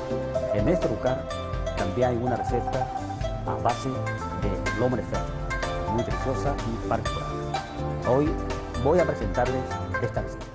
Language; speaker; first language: Spanish; non-native, fluent; Chinese